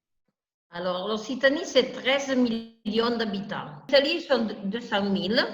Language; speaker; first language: French; non-native, fluent; Italian